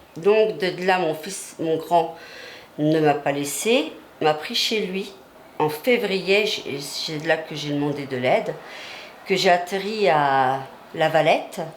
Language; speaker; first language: French; native; French